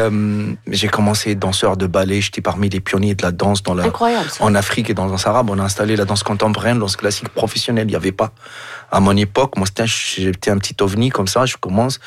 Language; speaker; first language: French; non-native, local second language; Arabic